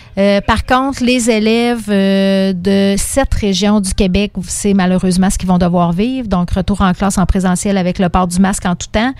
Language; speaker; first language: French; native; French